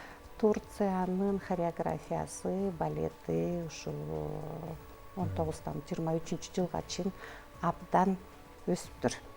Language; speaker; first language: Kyrgyz; native; Kyrgyz